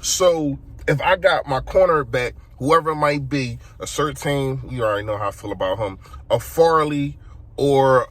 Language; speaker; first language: English; native; English